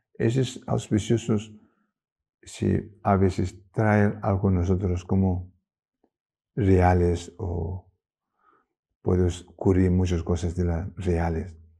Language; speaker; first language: Spanish; non-native, learner; Tibetan